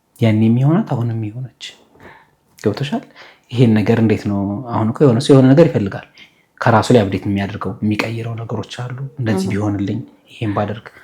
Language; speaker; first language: Amharic; native; Amharic